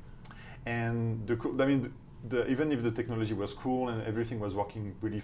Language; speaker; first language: English; non-native, fluent; French